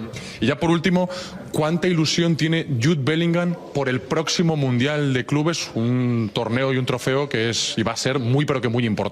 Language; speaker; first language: Spanish; native; Spanish